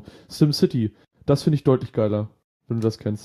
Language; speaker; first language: German; native; German